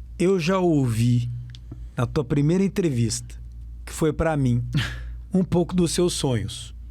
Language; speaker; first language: Portuguese; native; Portuguese